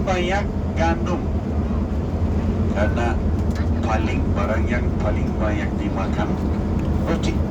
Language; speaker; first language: Indonesian; non-native, fluent; Turkish